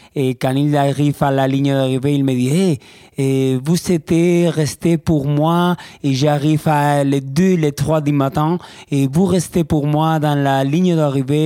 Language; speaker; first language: French; non-native, learner; Spanish